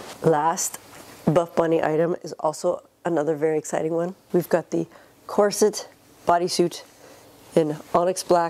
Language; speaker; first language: English; native; English